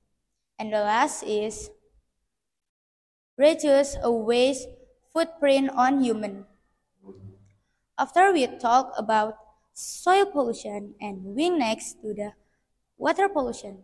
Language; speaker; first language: English; non-native, learner; Indonesian